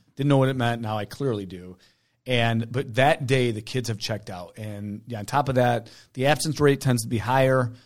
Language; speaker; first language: English; native; English